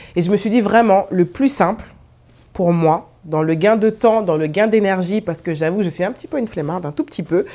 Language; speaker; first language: French; native; French